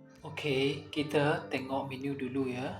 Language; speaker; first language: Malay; non-native, learner; Burmese